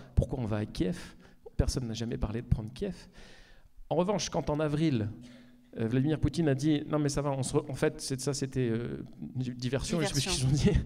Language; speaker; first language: French; native; French